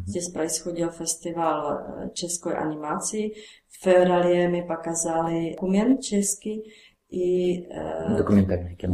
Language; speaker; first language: Russian; non-native, learner; Czech